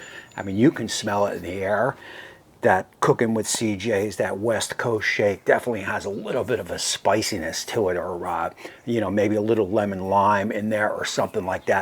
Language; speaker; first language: English; native; English